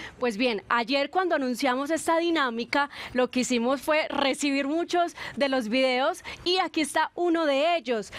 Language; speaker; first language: Spanish; native; Spanish